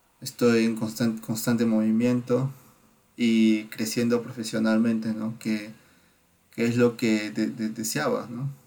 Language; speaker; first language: Spanish; native; Spanish